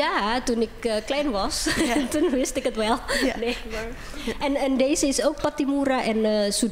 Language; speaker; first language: Dutch; non-native, fluent; Indonesian